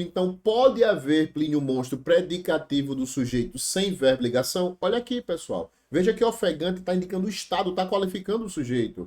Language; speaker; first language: Portuguese; native; Portuguese